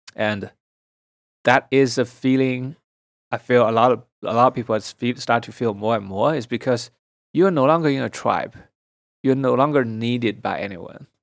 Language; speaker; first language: English; non-native, fluent; Chinese